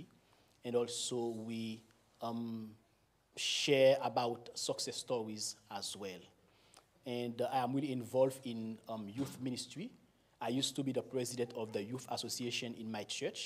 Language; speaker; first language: English; non-native, fluent; Haitian Creole